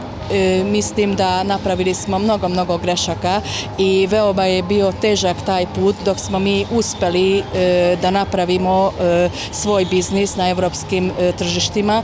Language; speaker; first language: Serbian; non-native, fluent; Hungarian